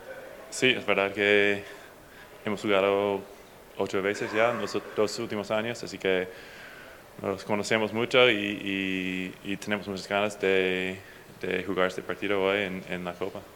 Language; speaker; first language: Spanish; non-native, fluent; English